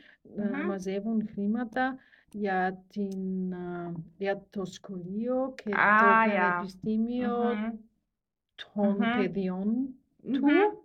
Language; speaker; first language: Greek; non-native, learner; German